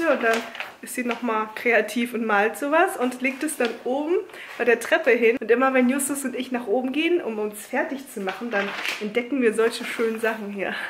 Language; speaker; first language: German; native; German